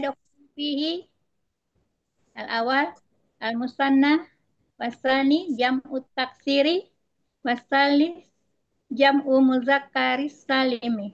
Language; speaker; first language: Arabic; non-native, learner; Indonesian